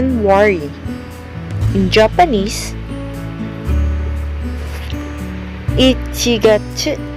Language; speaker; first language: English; non-native, local second language; Filipino